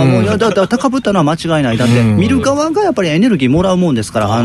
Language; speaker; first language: Japanese; native; Japanese